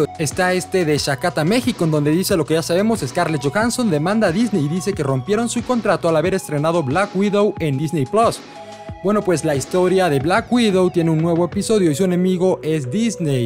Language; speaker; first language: Spanish; native; Spanish